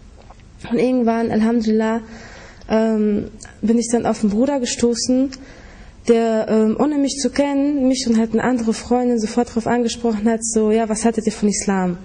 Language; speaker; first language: German; early bilingual, other home language; Polish